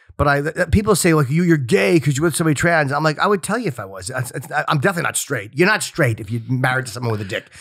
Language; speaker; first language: English; native; English